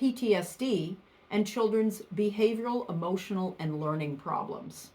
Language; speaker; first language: English; native; English